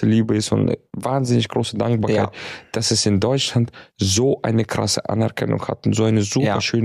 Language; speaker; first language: German; native; German